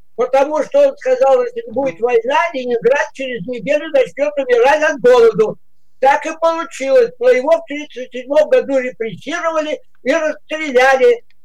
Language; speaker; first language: Russian; native; Russian